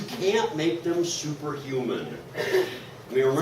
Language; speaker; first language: English; native; English